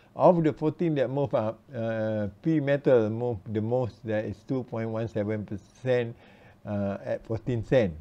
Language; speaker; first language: English; non-native, local second language; Malay